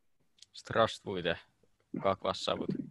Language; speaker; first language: Russian; non-native, learner; Finnish